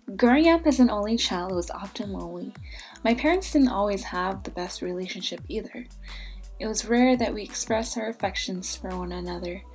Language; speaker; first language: English; native; English